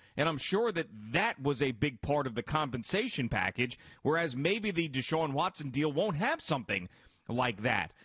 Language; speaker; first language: English; native; English